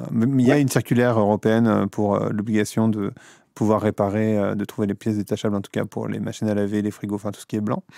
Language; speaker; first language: French; native; French